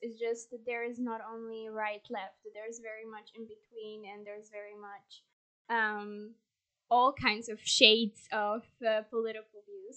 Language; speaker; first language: English; non-native, fluent; Polish